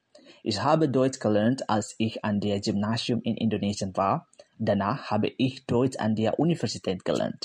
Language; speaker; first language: German; non-native, fluent; Indonesian